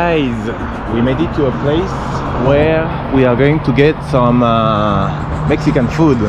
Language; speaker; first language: English; non-native, fluent; Spanish